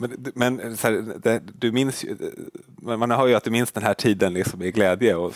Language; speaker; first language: Swedish; native; Swedish